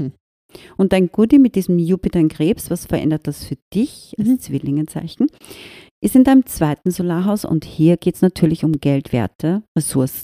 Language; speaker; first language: German; native; German